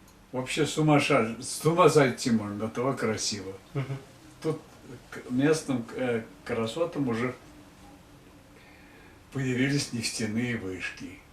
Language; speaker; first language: Russian; non-native, local second language; Tatar